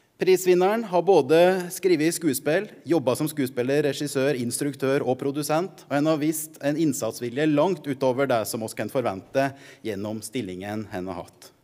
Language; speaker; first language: Norwegian; native; Norwegian